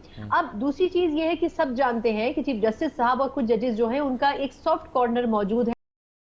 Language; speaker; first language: Urdu; native; Urdu